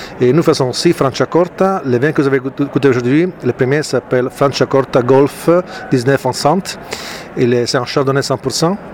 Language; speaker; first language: French; non-native, fluent; Italian